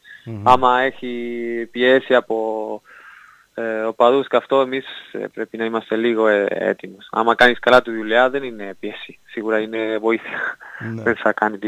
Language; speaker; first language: Greek; non-native, fluent; Spanish